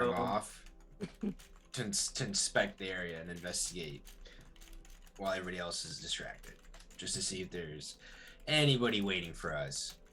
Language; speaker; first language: English; native; English